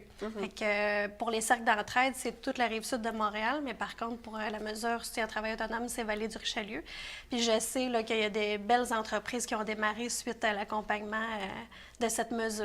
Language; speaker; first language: French; native; French